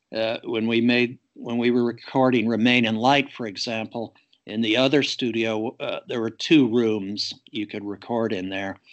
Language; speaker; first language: English; native; English